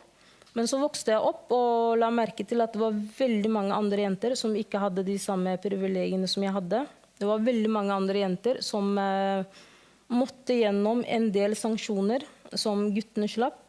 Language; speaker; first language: Norwegian; early bilingual, other home language; Somali